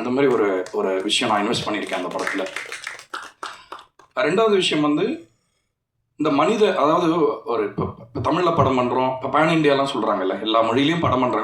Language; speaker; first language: Tamil; native; Tamil